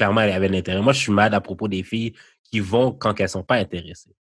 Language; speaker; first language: French; native; French